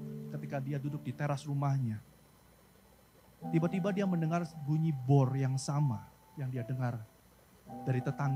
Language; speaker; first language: Indonesian; native; Indonesian